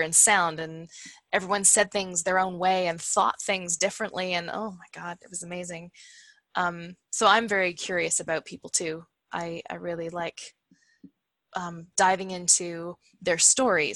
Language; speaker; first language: English; native; English